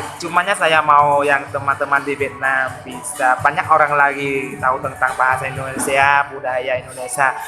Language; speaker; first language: Indonesian; non-native, learner; Vietnamese